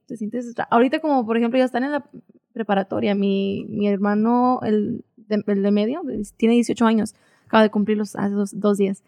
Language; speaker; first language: Spanish; early bilingual, heritage; Spanish